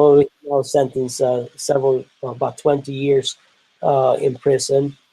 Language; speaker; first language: English; non-native, fluent; Swedish